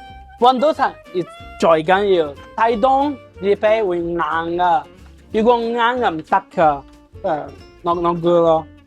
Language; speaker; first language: Cantonese; non-native, learner; Italian